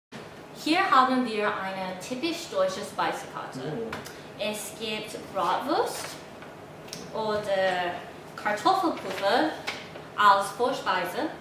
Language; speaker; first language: German; non-native, learner; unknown